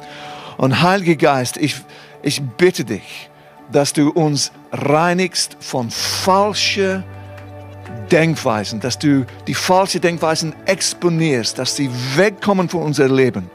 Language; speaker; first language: German; non-native, fluent; English